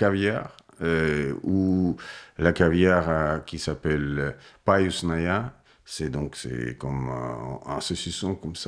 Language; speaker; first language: French; non-native, fluent; Russian